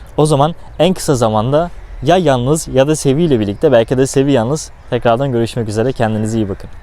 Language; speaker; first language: Turkish; early bilingual, heritage; Turkish